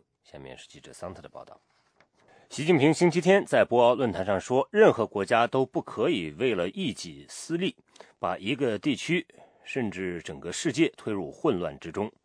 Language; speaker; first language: Chinese; native; Chinese